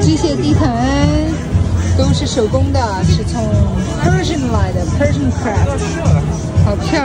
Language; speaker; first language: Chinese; non-native, fluent; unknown